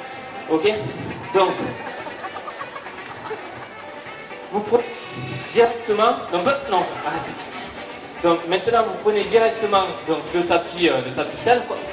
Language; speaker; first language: French; native; French